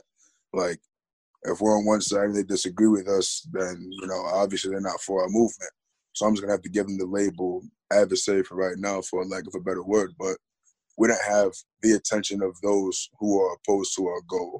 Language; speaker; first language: English; native; English